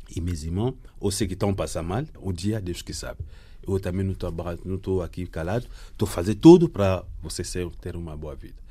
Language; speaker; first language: Portuguese; non-native, learner; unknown